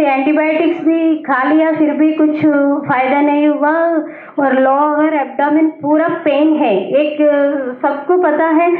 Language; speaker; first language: Hindi; non-native, local second language; Telugu